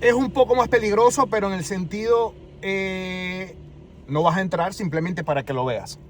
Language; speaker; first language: Spanish; native; Spanish